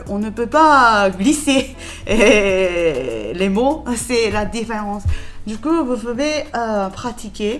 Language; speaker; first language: French; non-native, learner; Japanese